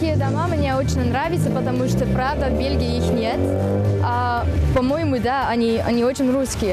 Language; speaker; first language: Russian; non-native, learner; Dutch